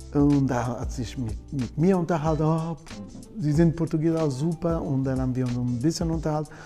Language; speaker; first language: German; non-native, learner; Portuguese